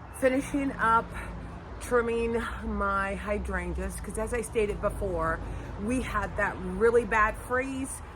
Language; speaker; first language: English; native; English